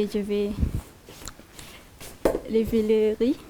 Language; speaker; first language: French; non-native, learner; Malay